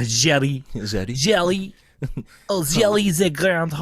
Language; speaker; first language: English; native; English